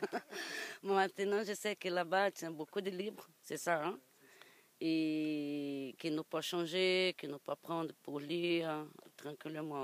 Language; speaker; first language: French; non-native, learner; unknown